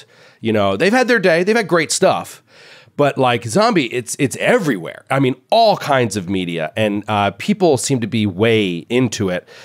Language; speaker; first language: English; native; English